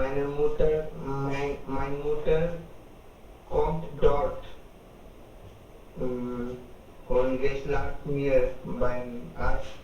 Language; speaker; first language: German; non-native, learner; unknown